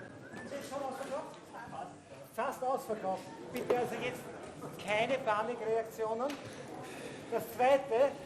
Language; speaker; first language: German; native; German